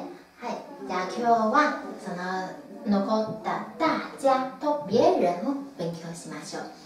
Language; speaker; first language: Japanese; non-native, fluent; Chinese